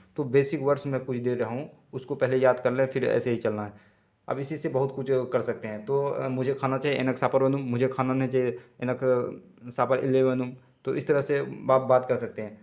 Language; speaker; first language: Hindi; native; Hindi